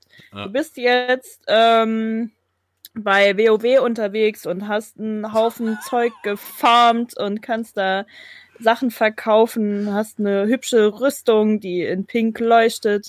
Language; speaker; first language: German; native; German